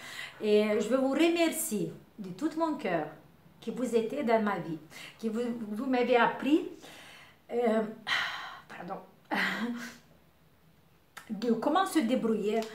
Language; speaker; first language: French; non-native, learner; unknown